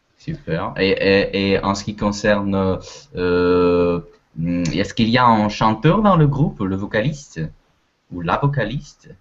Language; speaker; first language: French; non-native, fluent; Russian